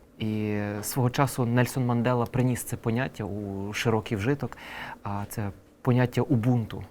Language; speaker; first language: Ukrainian; native; Ukrainian